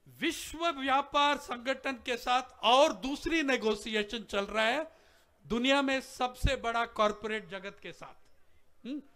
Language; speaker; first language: Hindi; non-native, local second language; Telugu